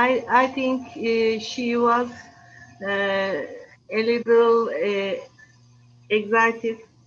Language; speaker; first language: English; non-native, learner; Turkish